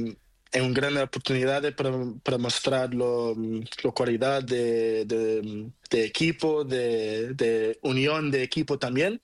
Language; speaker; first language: Spanish; non-native, fluent; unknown